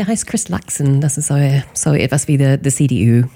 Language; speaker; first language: German; non-native, fluent; English